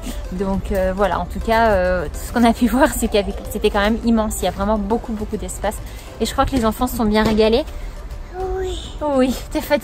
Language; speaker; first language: French; native; French